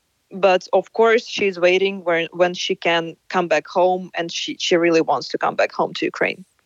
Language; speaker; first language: English; non-native, fluent; Ukrainian